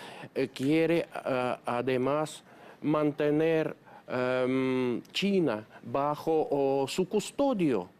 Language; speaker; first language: Spanish; non-native, fluent; Russian